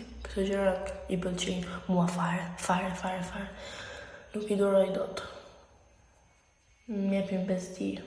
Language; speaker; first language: Albanian; early bilingual, heritage; Albanian